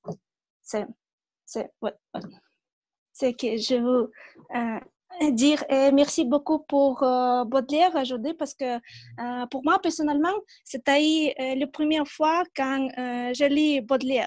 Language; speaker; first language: French; non-native, learner; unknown